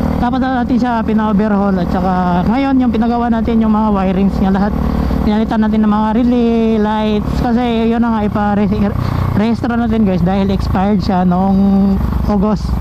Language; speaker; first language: Filipino; non-native, local second language; Cebuano